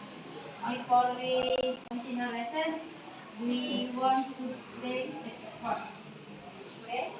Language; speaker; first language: English; non-native, learner; Indonesian